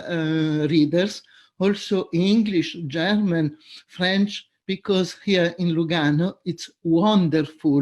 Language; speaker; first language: English; non-native, fluent; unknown